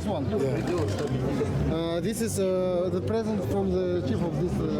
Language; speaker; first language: English; non-native, learner; Russian